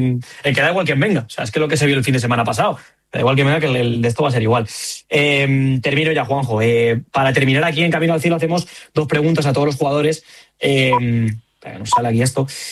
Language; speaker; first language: Spanish; native; Spanish